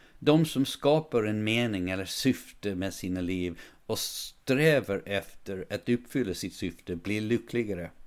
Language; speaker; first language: Swedish; non-native, fluent; English